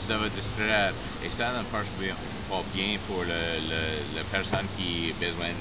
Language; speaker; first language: French; non-native, local second language; English